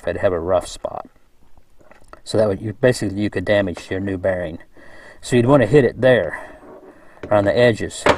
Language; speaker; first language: English; native; English